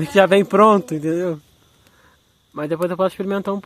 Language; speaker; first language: Portuguese; native; Portuguese